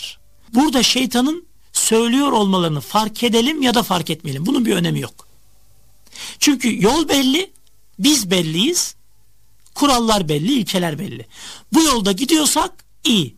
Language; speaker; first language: Turkish; native; Turkish